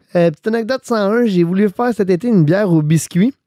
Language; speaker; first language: French; native; French